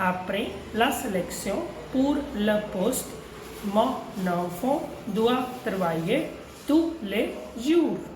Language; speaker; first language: French; non-native, fluent; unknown